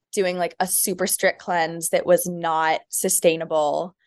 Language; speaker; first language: English; native; English